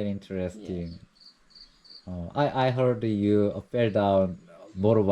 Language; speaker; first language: English; non-native, learner; Korean